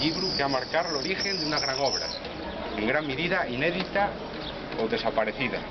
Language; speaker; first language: Spanish; native; Spanish